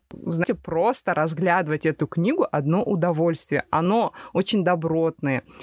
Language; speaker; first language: Russian; native; Russian